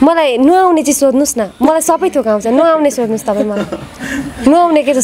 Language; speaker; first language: Nepali; native; Nepali